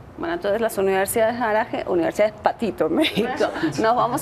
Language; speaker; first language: Spanish; native; Spanish